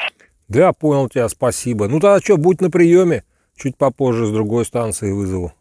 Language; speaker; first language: Russian; native; Russian